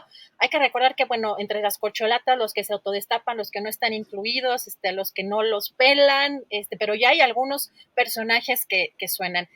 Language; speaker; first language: Spanish; native; Spanish